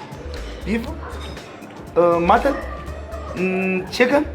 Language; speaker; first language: English; non-native, learner; Chinese